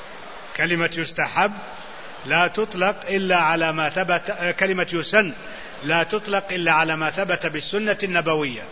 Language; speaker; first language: Arabic; native; Arabic